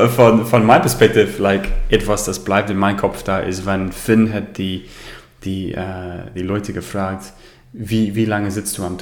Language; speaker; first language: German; non-native, learner; English